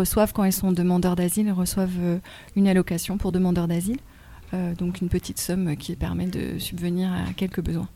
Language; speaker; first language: French; native; French